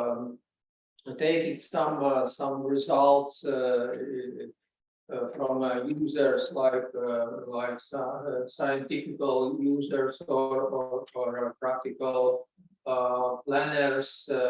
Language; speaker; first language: English; non-native, learner; Latvian